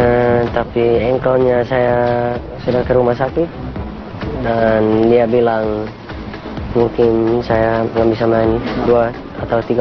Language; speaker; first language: Indonesian; non-native, learner; Dutch